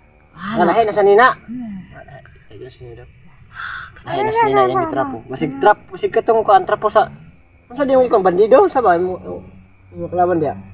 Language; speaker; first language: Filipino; non-native, local second language; Cebuano